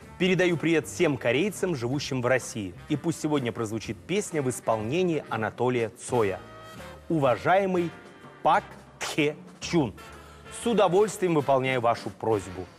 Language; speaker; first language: Russian; native; Russian